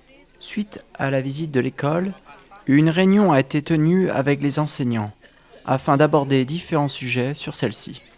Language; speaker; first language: French; native; French